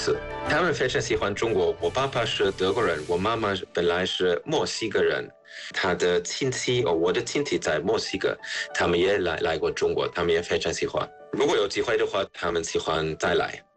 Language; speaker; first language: Chinese; non-native, fluent; German